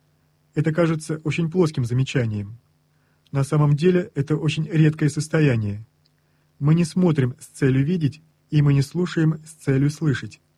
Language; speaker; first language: Russian; native; Russian